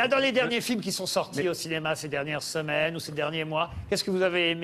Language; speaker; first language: French; native; French